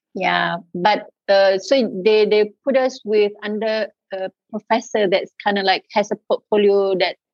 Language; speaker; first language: English; non-native, local second language; Malay